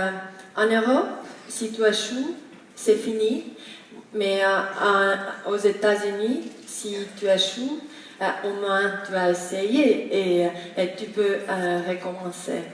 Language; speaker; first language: French; non-native, fluent; Estonian